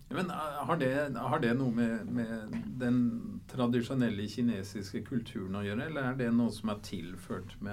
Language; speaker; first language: Norwegian; native; Norwegian